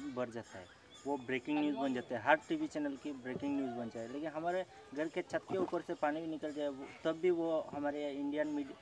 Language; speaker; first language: Hindi; non-native, local second language; Bangla